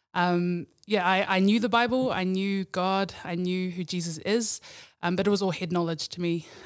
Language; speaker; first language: English; early bilingual, other home language; Samoan